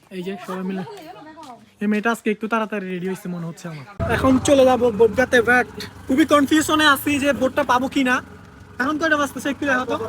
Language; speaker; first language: Bangla; native; Bangla